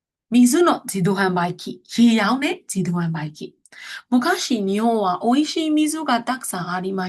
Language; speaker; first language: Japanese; non-native, fluent; Burmese